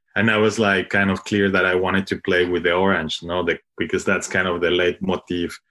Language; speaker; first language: English; non-native, fluent; Spanish